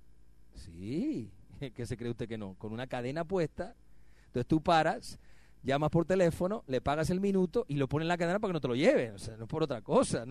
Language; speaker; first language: Spanish; native; Spanish